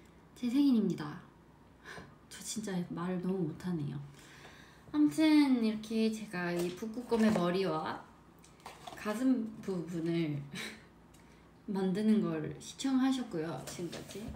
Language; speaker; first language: Korean; early bilingual, heritage; English